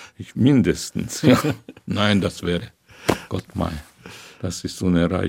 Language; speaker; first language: German; non-native, fluent; Hungarian